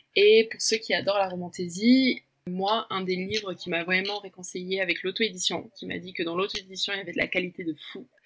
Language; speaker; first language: French; early bilingual, other home language; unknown